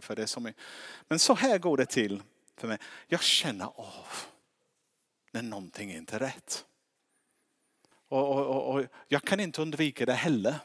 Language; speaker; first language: Swedish; non-native, fluent; English